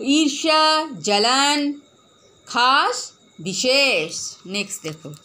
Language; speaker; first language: Hindi; non-native, local second language; Bangla